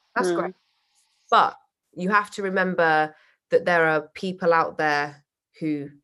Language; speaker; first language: English; native; English